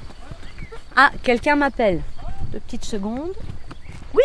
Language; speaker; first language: French; native; French